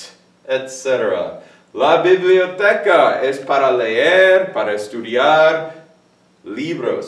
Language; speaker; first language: Spanish; non-native, fluent; English